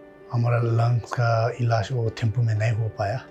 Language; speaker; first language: Hindi; non-native, learner; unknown